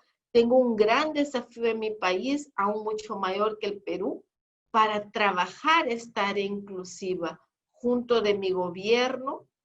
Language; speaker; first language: Spanish; non-native, fluent; Portuguese